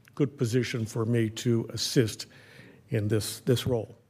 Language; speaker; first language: English; native; English